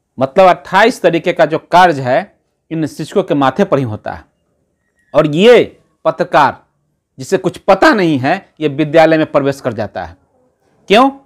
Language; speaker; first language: Hindi; native; Hindi